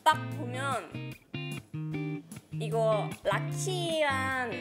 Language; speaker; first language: Korean; non-native, learner; Indonesian